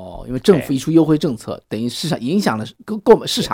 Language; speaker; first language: Chinese; native; Chinese